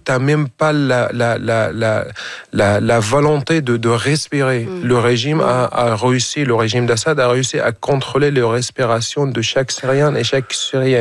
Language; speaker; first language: French; non-native, fluent; Arabic